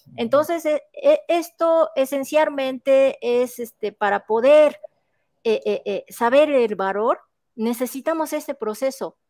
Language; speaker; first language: Spanish; non-native, fluent; Japanese